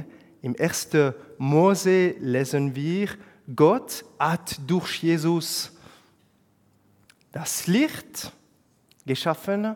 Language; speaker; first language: German; non-native, fluent; French